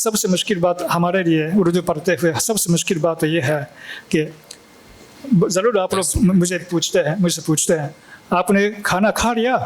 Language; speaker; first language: Hindi; non-native, fluent; Japanese